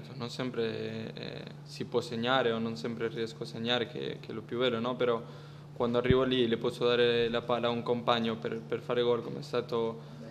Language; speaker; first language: Italian; non-native, fluent; Spanish